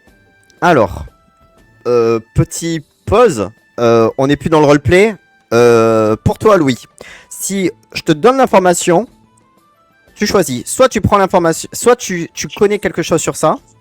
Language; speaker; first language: French; native; French